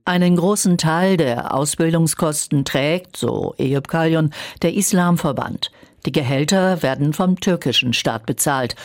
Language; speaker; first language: German; native; German